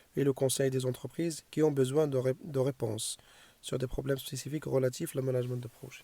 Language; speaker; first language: French; non-native, local second language; Arabic